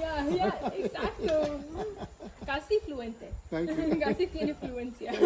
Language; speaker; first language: Spanish; non-native, learner; English